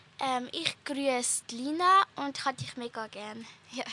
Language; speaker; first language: German; native; German